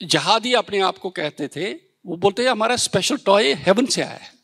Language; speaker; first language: Hindi; native; Hindi